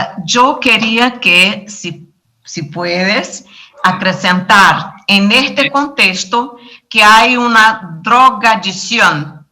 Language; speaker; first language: Spanish; non-native, learner; Portuguese